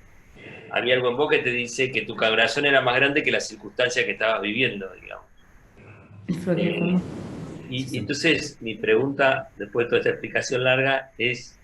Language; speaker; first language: Spanish; native; Spanish